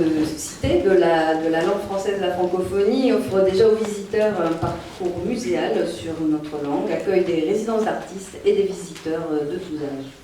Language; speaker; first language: French; native; French